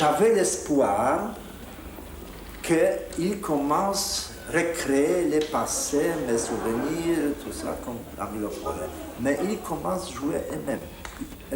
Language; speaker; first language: French; non-native, fluent; Polish